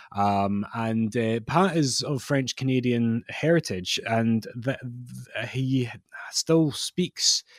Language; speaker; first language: English; native; English